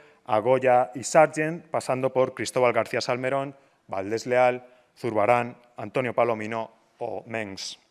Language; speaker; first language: Spanish; native; Spanish